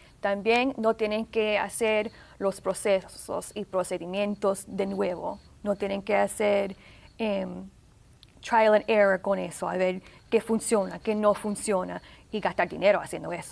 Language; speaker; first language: Spanish; early bilingual, heritage; Spanish